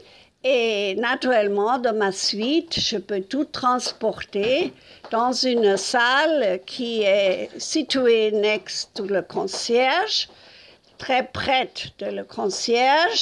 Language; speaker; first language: French; non-native, fluent; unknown